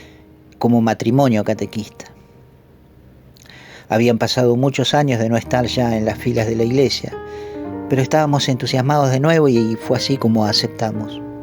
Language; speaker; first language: Spanish; native; Spanish